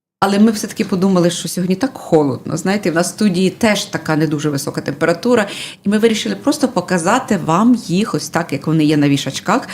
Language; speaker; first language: Ukrainian; native; Ukrainian